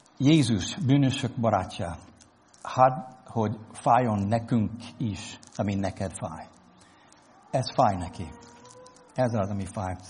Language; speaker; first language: Hungarian; non-native, fluent; English